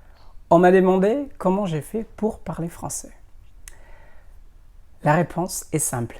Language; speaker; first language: French; non-native, fluent; Indonesian